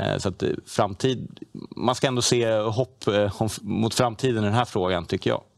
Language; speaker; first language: Swedish; native; Swedish